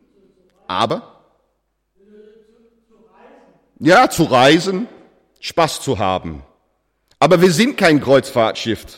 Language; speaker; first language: German; non-native, fluent; English